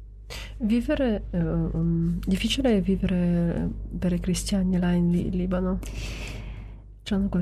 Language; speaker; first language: Italian; non-native, learner; Ukrainian